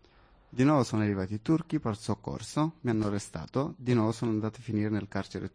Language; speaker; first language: Italian; non-native, fluent; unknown